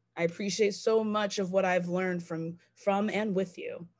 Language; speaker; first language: English; native; English